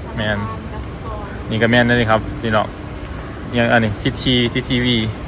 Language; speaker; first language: Thai; native; Thai